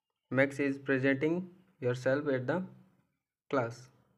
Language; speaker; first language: English; non-native, local second language; Hindi